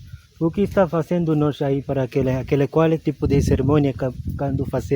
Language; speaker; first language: Portuguese; non-native, learner; Malayalam